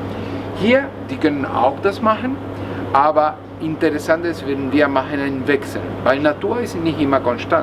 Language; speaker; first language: German; non-native, learner; Spanish